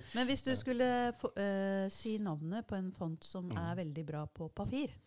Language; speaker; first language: Norwegian; native; Norwegian